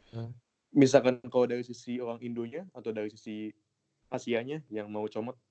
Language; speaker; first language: Indonesian; native; Indonesian